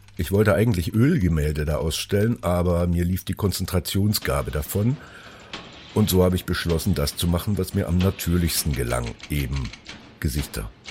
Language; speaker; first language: German; early bilingual, other home language; Finnish